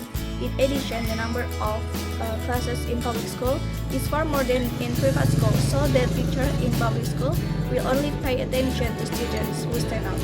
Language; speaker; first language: English; non-native, learner; Indonesian